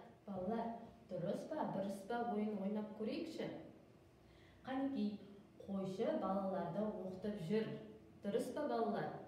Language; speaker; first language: Kazakh; native; Kazakh